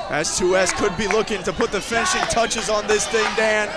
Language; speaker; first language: English; native; English